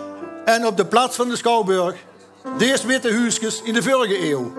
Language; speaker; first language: Dutch; native; Dutch